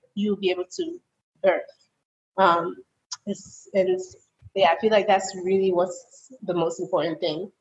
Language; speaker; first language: English; early bilingual, other home language; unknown